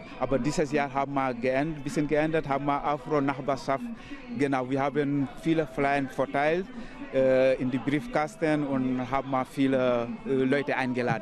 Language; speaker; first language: German; non-native, learner; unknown